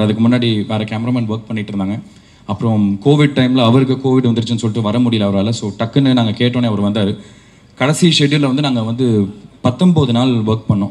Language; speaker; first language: Tamil; native; Tamil